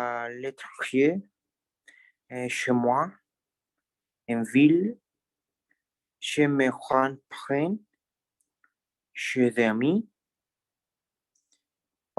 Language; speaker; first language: French; non-native, learner; Spanish